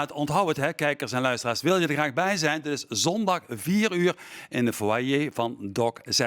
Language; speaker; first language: Dutch; native; Dutch